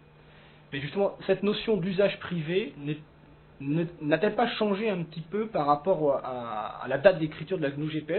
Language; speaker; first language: French; native; French